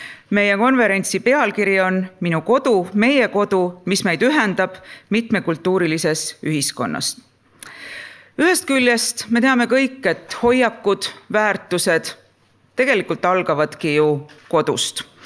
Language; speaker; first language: Estonian; native; Estonian